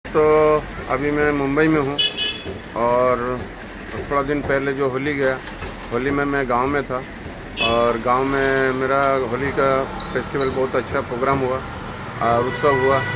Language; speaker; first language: Hindi; non-native, local second language; Bangla